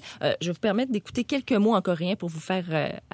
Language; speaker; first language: French; native; French